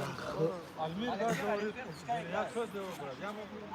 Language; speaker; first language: Russian; non-native, local second language; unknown